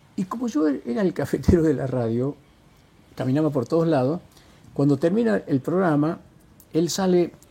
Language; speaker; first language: Spanish; native; Spanish